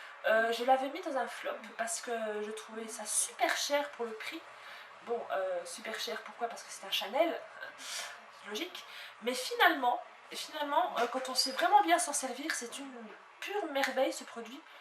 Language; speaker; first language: French; native; French